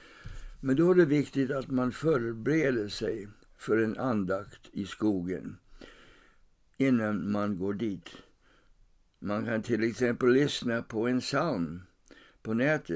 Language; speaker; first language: Swedish; non-native, fluent; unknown